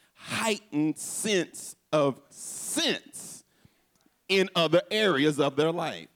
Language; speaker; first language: English; native; English